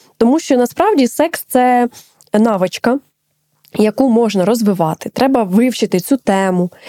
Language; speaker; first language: Ukrainian; native; Ukrainian